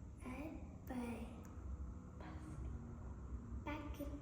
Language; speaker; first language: English; non-native, learner; Vietnamese